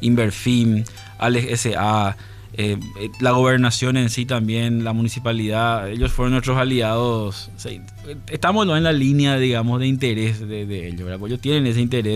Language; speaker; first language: Spanish; native; Spanish